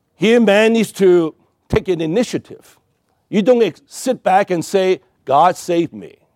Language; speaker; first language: English; non-native, local second language; Cantonese